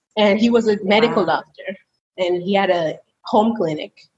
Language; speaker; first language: English; early bilingual, other home language; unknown